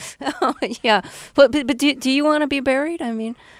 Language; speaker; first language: English; native; English